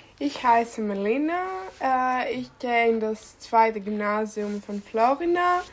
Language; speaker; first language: German; non-native, learner; Greek